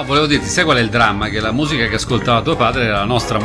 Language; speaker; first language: Italian; native; Italian